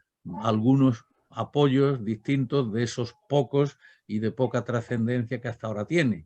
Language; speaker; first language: Spanish; native; Spanish